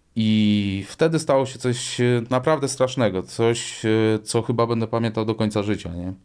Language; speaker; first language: Polish; native; Polish